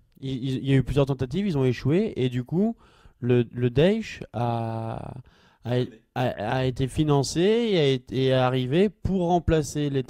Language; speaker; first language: French; native; French